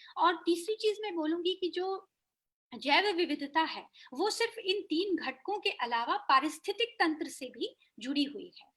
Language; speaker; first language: Hindi; native; Hindi